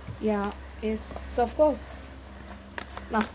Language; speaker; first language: English; non-native, learner; Malayalam